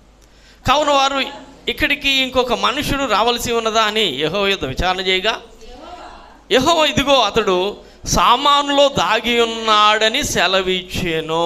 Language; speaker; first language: Telugu; native; Telugu